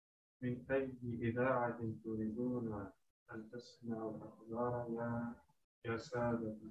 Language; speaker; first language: Arabic; non-native, learner; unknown